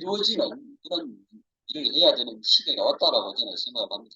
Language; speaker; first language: Korean; native; Korean